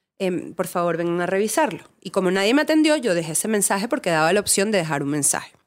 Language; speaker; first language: Spanish; native; Spanish